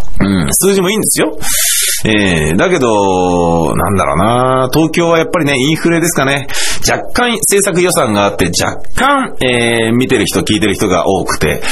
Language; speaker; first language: Japanese; native; Japanese